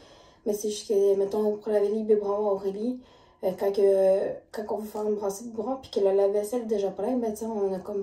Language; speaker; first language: French; native; French